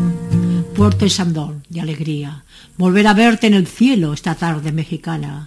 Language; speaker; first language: Spanish; native; Spanish